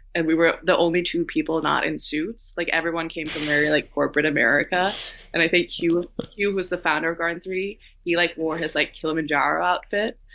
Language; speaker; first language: English; non-native, fluent; Danish